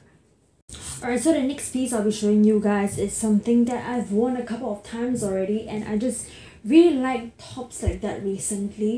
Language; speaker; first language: English; native; English